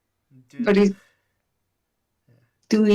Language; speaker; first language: English; non-native, learner; Hungarian